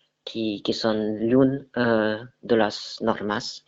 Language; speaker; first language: Catalan; non-native, learner; French